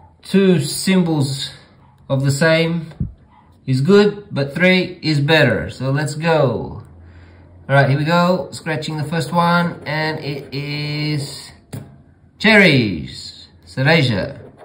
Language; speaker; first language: English; early bilingual, other home language; Portuguese